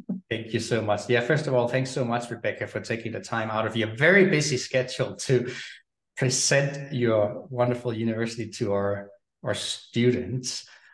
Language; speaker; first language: English; non-native, fluent; Danish